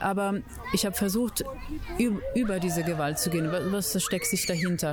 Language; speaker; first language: German; non-native, fluent; Italian